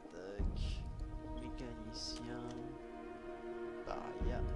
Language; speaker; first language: French; native; French